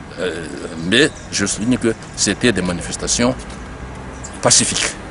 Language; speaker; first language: French; non-native, local second language; Malagasy